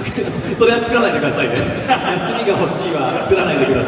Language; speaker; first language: Japanese; native; Japanese